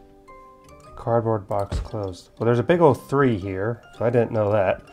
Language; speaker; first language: English; native; English